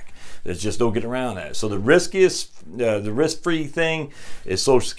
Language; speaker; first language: English; native; English